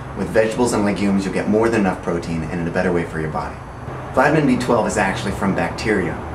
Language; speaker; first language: English; native; English